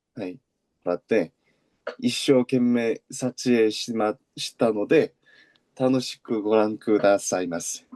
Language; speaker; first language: Japanese; non-native, learner; Korean